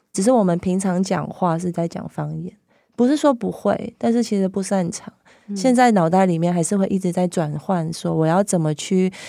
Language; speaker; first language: Chinese; non-native, local second language; Cantonese